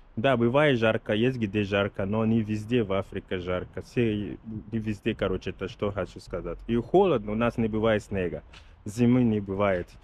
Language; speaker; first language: Russian; non-native, learner; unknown